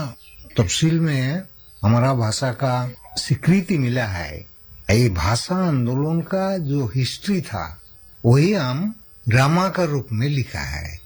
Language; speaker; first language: Hindi; non-native, local second language; Santali